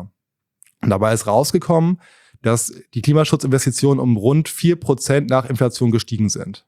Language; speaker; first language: German; native; German